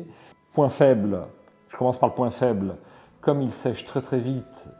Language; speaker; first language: French; native; French